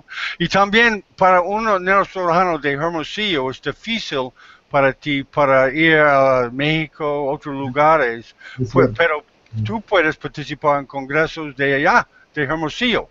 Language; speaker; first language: Spanish; non-native, learner; English